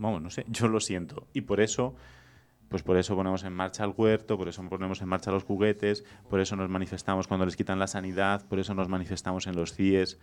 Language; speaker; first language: Spanish; native; Spanish